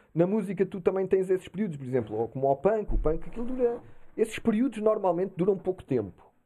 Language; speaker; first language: Portuguese; early bilingual, heritage; Portuguese